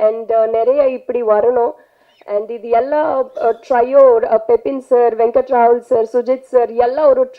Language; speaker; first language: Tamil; non-native, fluent; Telugu